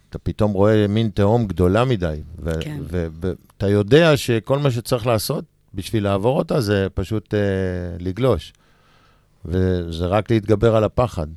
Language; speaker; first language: Hebrew; native; Hebrew